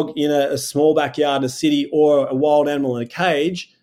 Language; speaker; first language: English; native; English